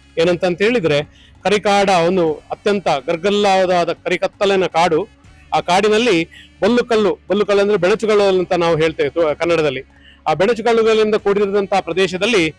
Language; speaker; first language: Kannada; non-native, local second language; Tulu